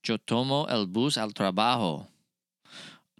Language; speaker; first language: Spanish; non-native, learner; English